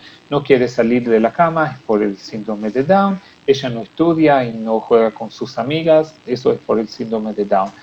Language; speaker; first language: Spanish; non-native, fluent; Hebrew